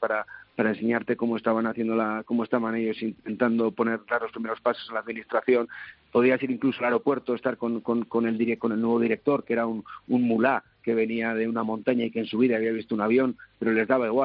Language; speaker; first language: Spanish; native; Spanish